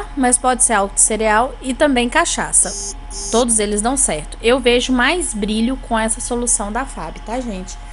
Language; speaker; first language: Portuguese; native; Portuguese